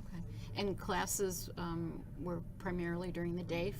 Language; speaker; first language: English; native; English